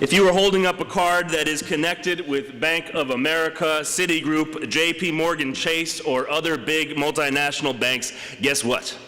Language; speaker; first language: English; native; English